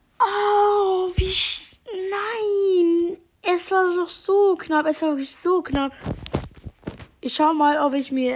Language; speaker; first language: German; native; German